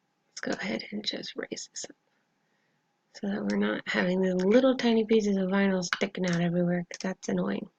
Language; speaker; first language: English; native; English